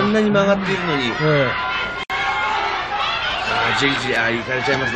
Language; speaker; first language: Japanese; native; Japanese